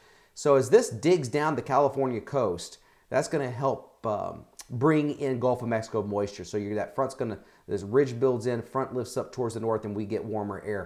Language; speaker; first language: English; native; English